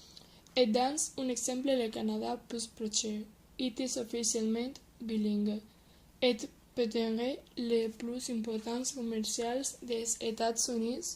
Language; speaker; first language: French; non-native, learner; Spanish